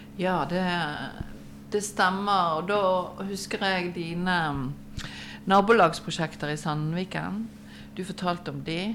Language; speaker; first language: Norwegian; native; Norwegian